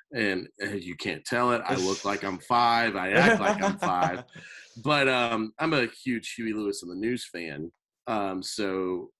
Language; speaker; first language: English; native; English